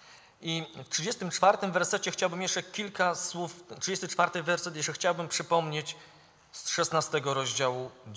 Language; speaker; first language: Polish; native; Polish